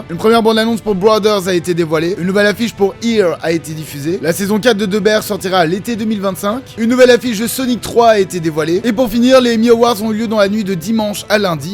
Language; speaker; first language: French; native; French